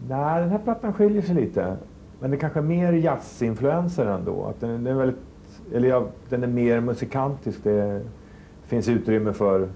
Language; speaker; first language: Swedish; native; Swedish